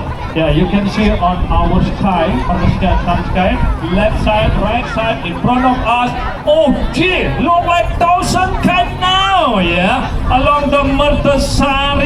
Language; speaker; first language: English; non-native, learner; Indonesian